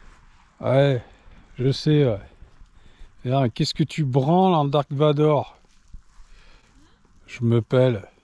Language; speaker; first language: French; native; French